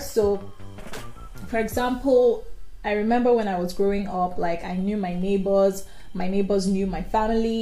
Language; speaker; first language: English; non-native, local second language; Yoruba